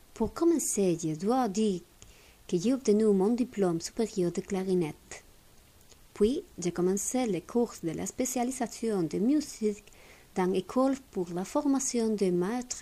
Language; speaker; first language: French; non-native, learner; Spanish